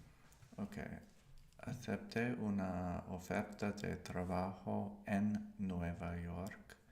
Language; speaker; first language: Spanish; non-native, learner; English